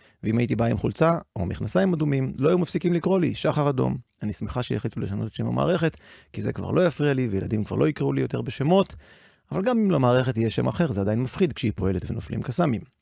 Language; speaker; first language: Hebrew; native; Hebrew